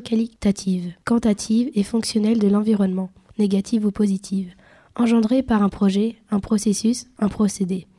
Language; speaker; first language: French; native; French